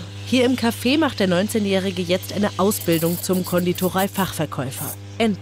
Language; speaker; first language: German; native; German